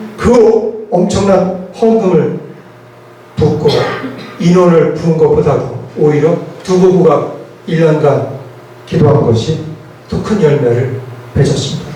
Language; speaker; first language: Korean; native; Korean